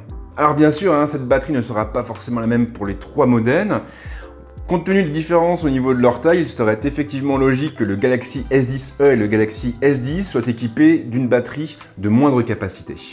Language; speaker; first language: French; native; French